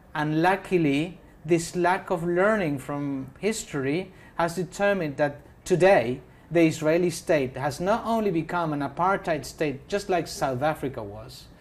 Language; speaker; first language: English; non-native, fluent; Spanish